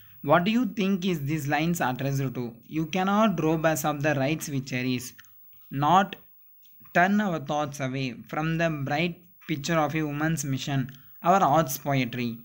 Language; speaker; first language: English; non-native, local second language; Tamil